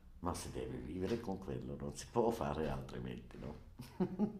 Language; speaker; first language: Italian; non-native, learner; German